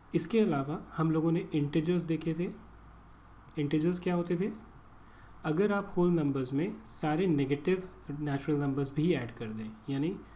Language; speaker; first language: Hindi; native; Hindi